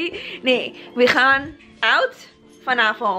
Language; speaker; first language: Dutch; non-native, learner; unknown